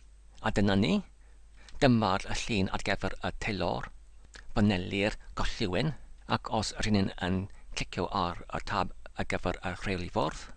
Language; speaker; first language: Welsh; non-native, learner; English